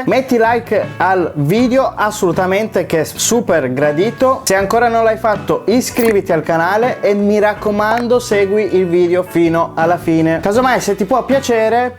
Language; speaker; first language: Italian; native; Italian